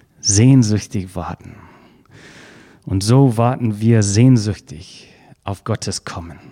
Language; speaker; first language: German; non-native, fluent; English